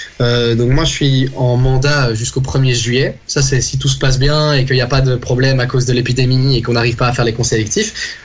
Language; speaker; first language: French; native; French